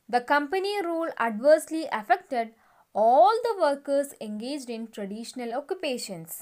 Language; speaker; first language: English; non-native, local second language; Malayalam